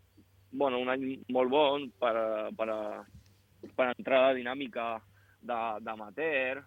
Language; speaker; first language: Catalan; non-native, local second language; Spanish